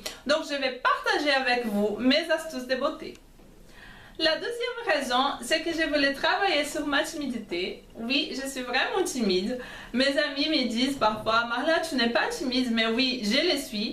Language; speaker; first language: French; non-native, fluent; Portuguese